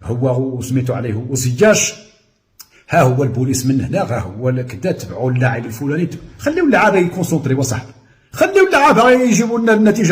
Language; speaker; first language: Arabic; native; Arabic